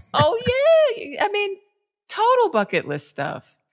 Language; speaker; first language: English; native; English